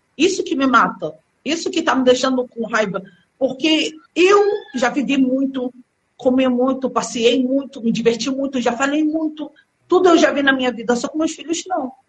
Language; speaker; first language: Portuguese; early bilingual, other home language; Arabic